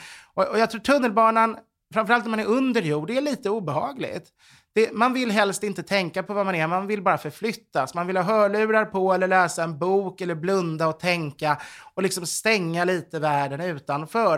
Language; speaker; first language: Swedish; native; Swedish